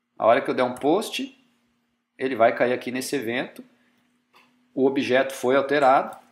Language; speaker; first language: Portuguese; native; Portuguese